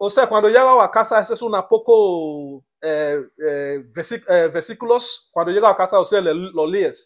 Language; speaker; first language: Spanish; non-native, learner; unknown